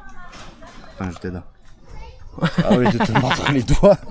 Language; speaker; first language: French; native; French